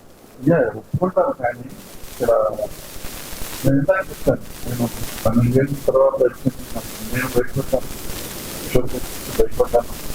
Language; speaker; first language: Telugu; native; Telugu